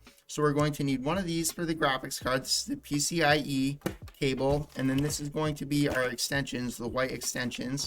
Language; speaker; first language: English; native; English